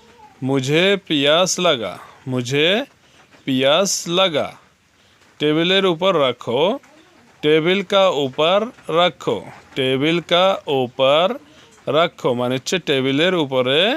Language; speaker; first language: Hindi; non-native, learner; Bangla